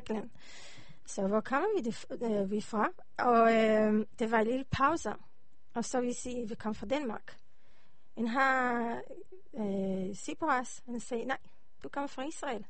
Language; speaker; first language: Danish; non-native, learner; Hebrew